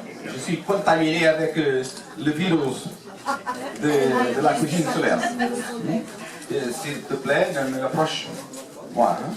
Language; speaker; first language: French; non-native, learner; Portuguese